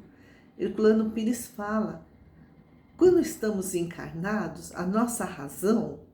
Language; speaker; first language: Portuguese; native; Portuguese